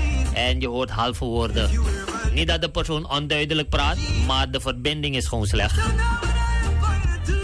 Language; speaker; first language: Dutch; native; Dutch